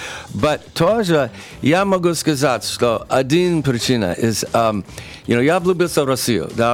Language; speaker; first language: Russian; non-native, learner; English